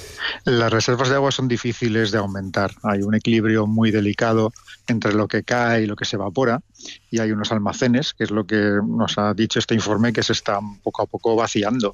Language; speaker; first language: Spanish; native; Spanish